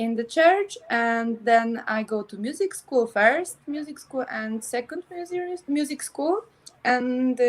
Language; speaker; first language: English; non-native, learner; Polish